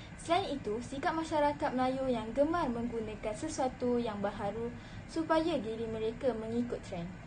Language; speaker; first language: Malay; native; Malay